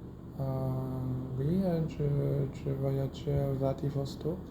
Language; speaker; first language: French; non-native, learner; Chinese